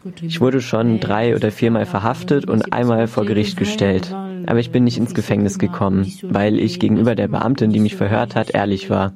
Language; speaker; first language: German; non-native, fluent; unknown